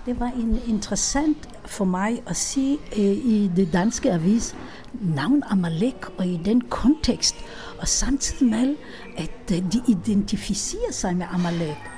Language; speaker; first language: Danish; non-native, fluent; Hebrew